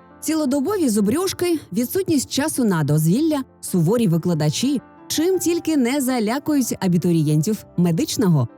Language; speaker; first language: Ukrainian; native; Ukrainian